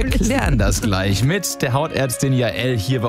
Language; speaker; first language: German; native; German